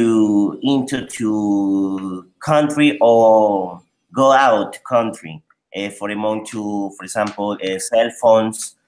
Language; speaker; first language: English; non-native, learner; Spanish